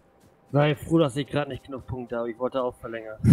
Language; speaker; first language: German; native; German